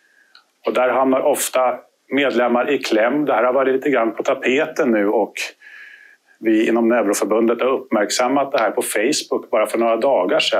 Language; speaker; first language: Swedish; native; Swedish